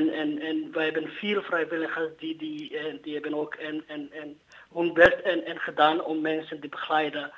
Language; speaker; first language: Dutch; non-native, learner; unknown